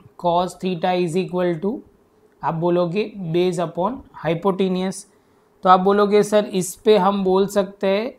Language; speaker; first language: Hindi; non-native, local second language; Gujarati